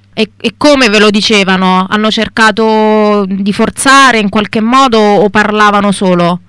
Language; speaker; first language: Italian; native; Italian